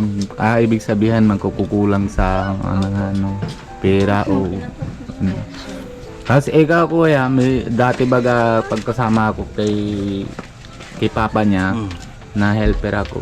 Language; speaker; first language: Filipino; non-native, learner; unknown